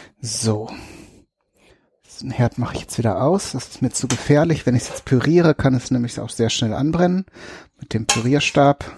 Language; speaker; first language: German; native; German